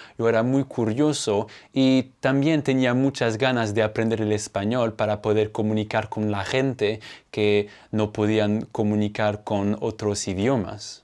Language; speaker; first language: Spanish; non-native, fluent; French